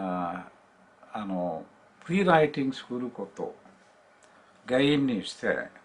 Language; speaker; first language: Japanese; non-native, learner; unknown